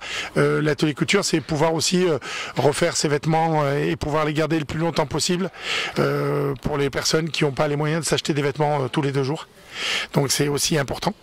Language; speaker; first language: French; native; French